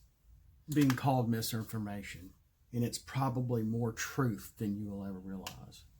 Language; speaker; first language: English; native; English